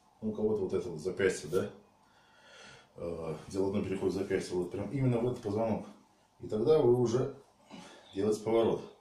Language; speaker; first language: Russian; native; Russian